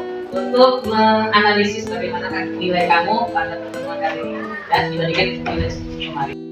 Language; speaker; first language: Indonesian; native; Indonesian